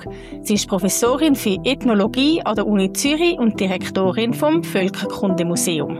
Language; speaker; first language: German; native; German